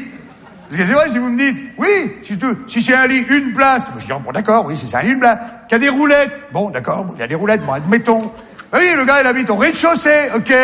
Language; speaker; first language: French; native; French